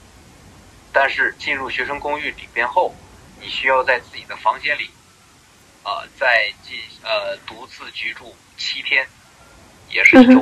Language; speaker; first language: Chinese; native; Chinese